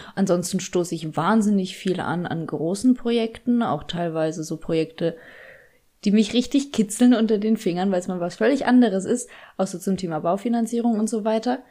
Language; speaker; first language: German; early bilingual, other home language; Polish